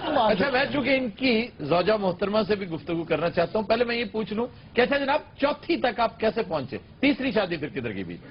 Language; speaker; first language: Urdu; non-native, local second language; Punjabi